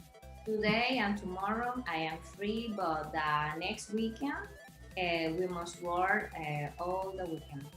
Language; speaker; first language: English; non-native, learner; Spanish